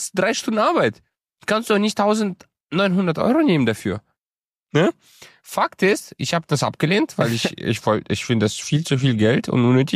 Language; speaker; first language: German; early bilingual, other home language; Romanian